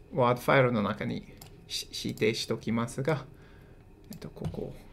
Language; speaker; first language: Japanese; non-native, fluent; English